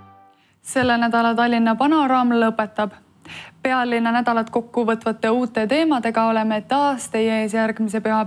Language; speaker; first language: Estonian; native; Estonian